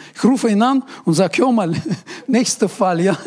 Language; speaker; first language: German; non-native, fluent; Russian